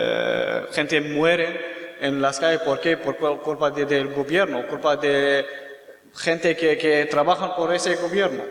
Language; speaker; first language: Spanish; non-native, learner; Kurdish